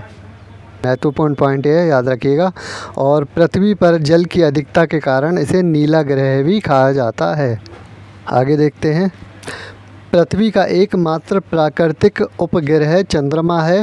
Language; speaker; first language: Hindi; native; Hindi